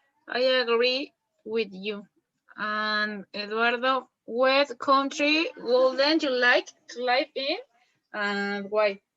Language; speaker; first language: English; non-native, learner; Spanish